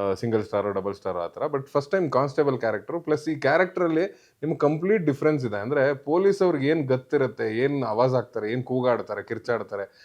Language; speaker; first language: Kannada; native; Kannada